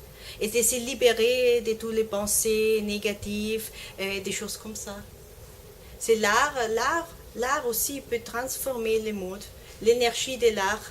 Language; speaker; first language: French; non-native, learner; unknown